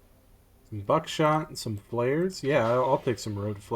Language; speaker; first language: English; native; English